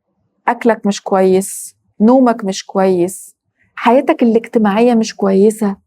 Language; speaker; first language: Arabic; native; Arabic